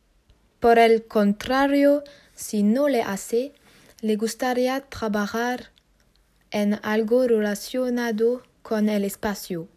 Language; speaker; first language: Spanish; non-native, learner; French